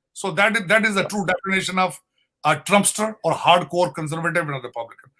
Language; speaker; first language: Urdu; non-native, local second language; Punjabi